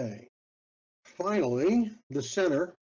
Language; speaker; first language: English; native; English